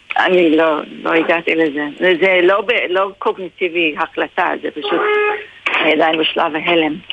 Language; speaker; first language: Hebrew; non-native, fluent; English